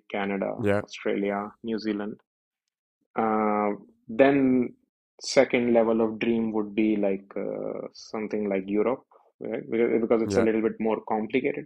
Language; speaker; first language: English; non-native, local second language; Hindi